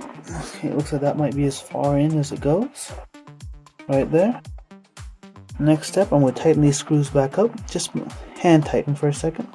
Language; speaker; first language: English; native; English